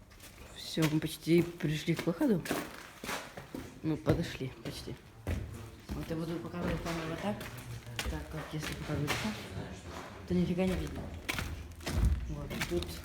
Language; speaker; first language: Russian; native; Russian